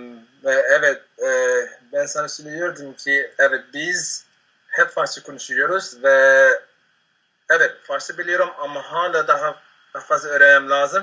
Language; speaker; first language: Turkish; non-native, learner; Spanish